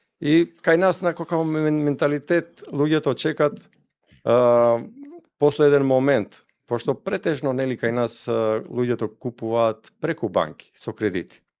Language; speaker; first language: Macedonian; non-native, local second language; Albanian